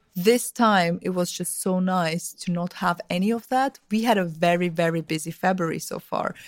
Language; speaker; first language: English; early bilingual, other home language; Russian